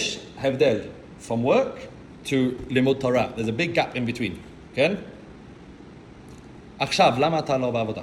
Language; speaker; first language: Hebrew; non-native, fluent; English